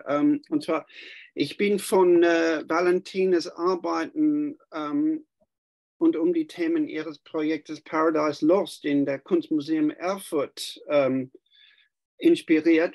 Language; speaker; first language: German; non-native, fluent; English